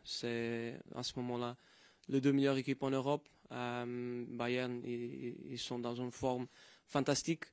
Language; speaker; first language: French; non-native, fluent; Portuguese